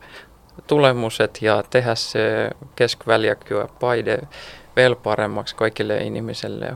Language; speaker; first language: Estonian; non-native, learner; Finnish